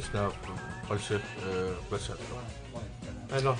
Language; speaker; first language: Russian; non-native, learner; Estonian